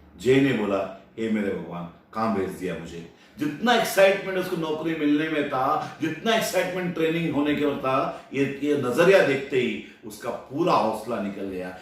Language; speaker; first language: Hindi; non-native, local second language; Marathi